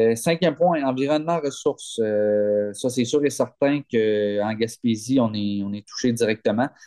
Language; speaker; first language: French; native; French